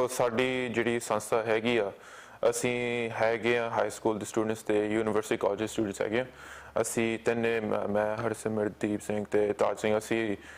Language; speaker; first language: Punjabi; early bilingual, heritage; Punjabi